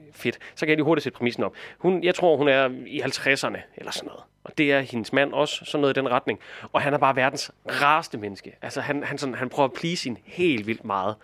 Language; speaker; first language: Danish; native; Danish